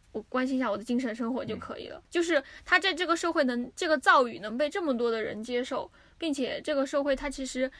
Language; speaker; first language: Chinese; native; Chinese